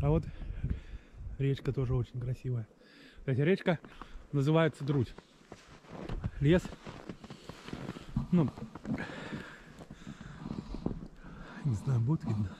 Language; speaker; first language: Russian; native; Russian